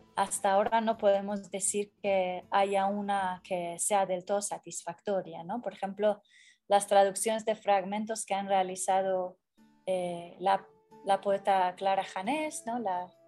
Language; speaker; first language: Spanish; non-native, fluent; Persian